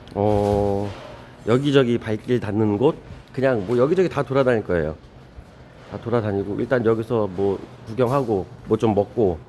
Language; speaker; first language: Korean; native; Korean